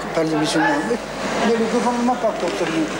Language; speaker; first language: French; non-native, learner; Arabic